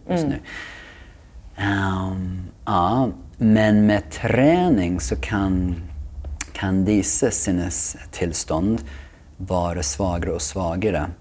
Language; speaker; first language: Swedish; non-native, fluent; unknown